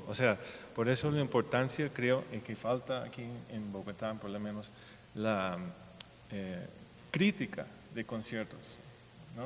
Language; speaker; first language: Spanish; non-native, fluent; English